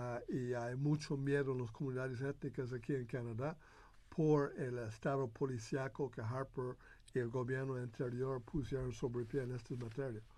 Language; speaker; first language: Spanish; non-native, fluent; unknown